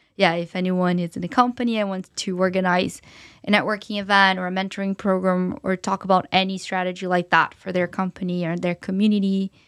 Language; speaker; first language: English; non-native, fluent; Portuguese